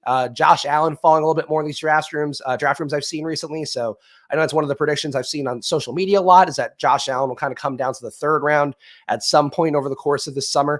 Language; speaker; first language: English; native; English